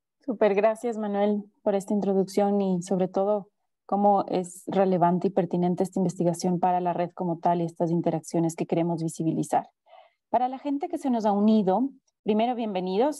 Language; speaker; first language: Spanish; native; Spanish